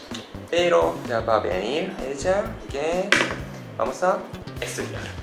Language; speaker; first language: Spanish; non-native, learner; Japanese